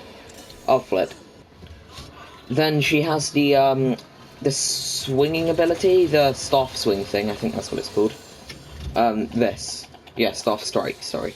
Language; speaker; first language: English; native; English